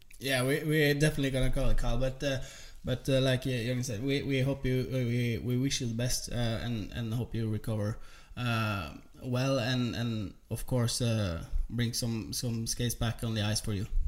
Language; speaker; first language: English; non-native, learner; Norwegian